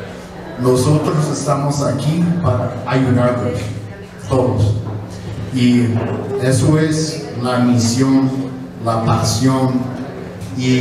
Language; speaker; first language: Spanish; non-native, fluent; English